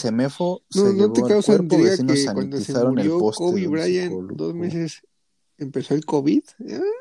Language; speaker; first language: Spanish; native; Spanish